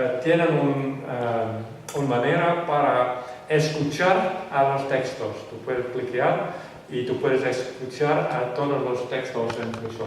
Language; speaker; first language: Spanish; non-native, fluent; Western Frisian